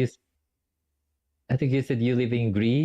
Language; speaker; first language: English; non-native, fluent; Japanese